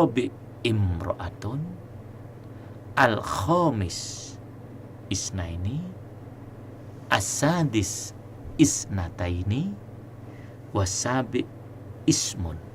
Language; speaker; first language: Arabic; non-native, fluent; Indonesian